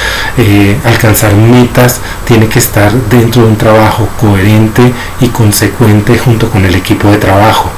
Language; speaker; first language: Spanish; native; Spanish